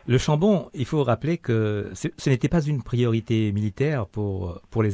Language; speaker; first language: French; native; French